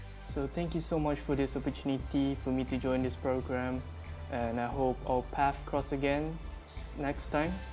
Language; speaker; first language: English; non-native, local second language; Malay